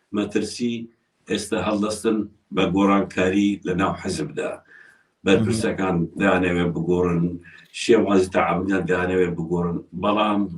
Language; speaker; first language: Central Kurdish; non-native, local second language; Kurdish